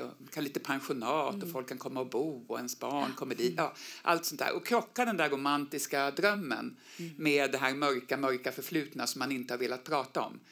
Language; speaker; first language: Swedish; native; Swedish